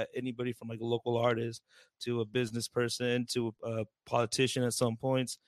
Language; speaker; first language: English; early bilingual, other home language; Spanish